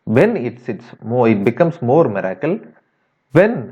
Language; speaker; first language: English; non-native, local second language; Tamil